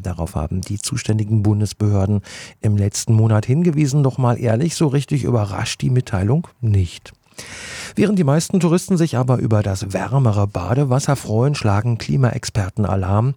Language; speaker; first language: German; native; German